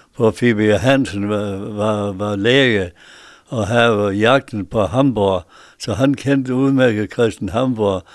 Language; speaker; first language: Danish; native; Danish